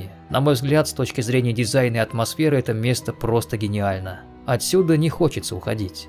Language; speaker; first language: Russian; native; Russian